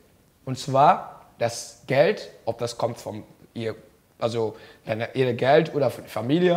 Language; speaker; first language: German; non-native, learner; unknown